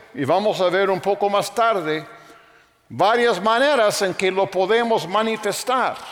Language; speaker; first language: Spanish; non-native, fluent; English